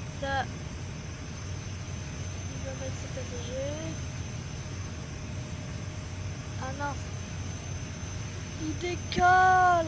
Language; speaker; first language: French; native; French